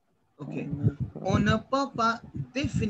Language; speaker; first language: French; non-native, fluent; Hindi